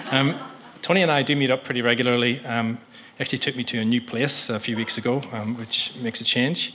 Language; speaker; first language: English; native; English